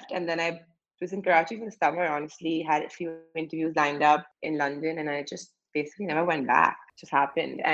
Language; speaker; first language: English; non-native, local second language; Urdu